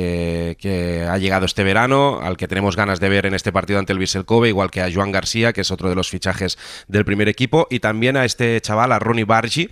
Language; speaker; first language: Spanish; native; Spanish